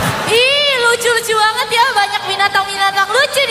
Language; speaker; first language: Indonesian; non-native, learner; Japanese